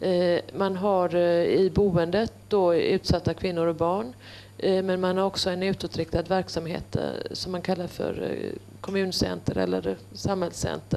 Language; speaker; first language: Swedish; native; Swedish